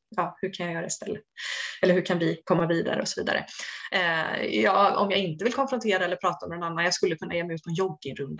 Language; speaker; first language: Swedish; native; Swedish